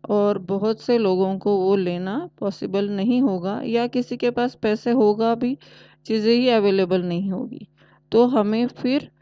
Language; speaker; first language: Hindi; non-native, local second language; Marathi